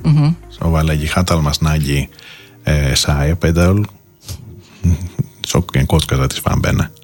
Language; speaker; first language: Hungarian; non-native, fluent; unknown